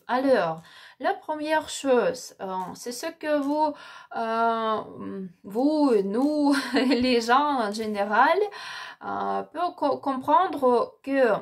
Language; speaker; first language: French; non-native, learner; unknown